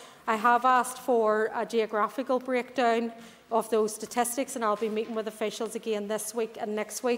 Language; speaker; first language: English; native; English